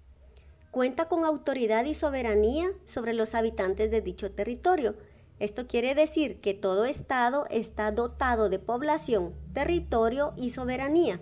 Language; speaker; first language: Spanish; native; Spanish